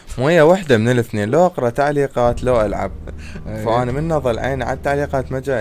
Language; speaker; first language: Arabic; native; Arabic